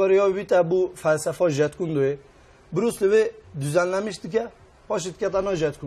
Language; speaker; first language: Turkish; non-native, local second language; Kurdish